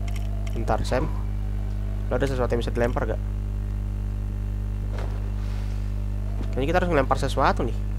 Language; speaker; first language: Indonesian; native; Indonesian